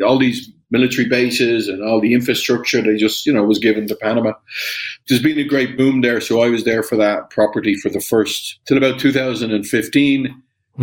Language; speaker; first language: English; native; English